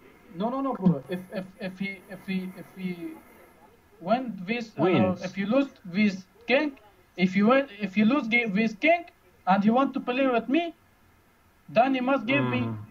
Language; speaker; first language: English; non-native, learner; Uzbek